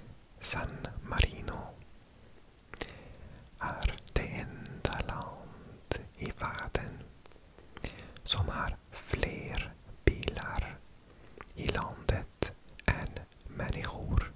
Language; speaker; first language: Swedish; non-native, learner; English